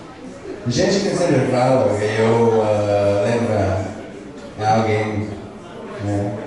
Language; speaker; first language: Portuguese; non-native, learner; English